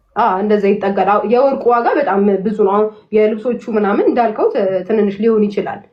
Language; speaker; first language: Amharic; native; Amharic